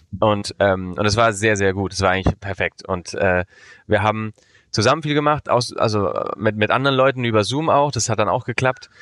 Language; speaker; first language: German; early bilingual, heritage; German